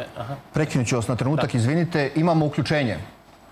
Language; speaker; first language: Serbian; native; Serbian